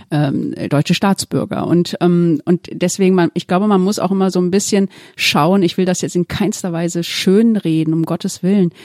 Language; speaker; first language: German; early bilingual, other home language; Turkish